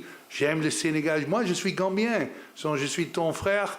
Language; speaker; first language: French; non-native, learner; Dutch